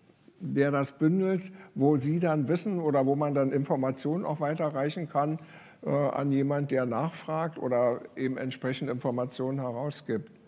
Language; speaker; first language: German; native; German